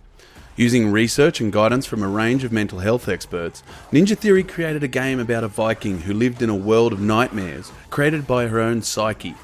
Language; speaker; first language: English; native; English